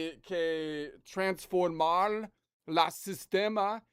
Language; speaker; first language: Spanish; non-native, learner; English